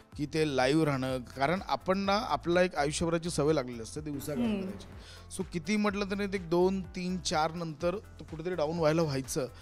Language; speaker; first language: Marathi; native; Marathi